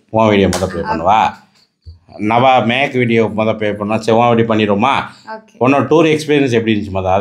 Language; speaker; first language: Tamil; native; Tamil